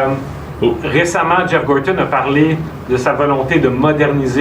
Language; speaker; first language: French; native; French